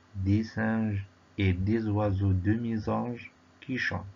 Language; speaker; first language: French; non-native, local second language; Arabic